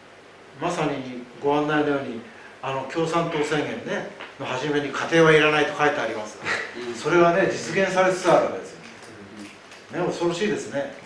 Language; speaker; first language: Japanese; native; Japanese